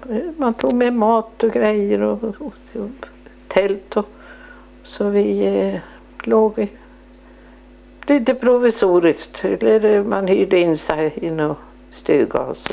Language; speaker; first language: Swedish; native; Swedish